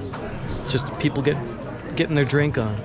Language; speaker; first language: English; native; English